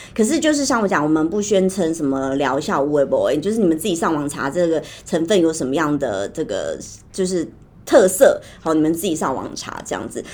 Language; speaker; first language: Chinese; native; Chinese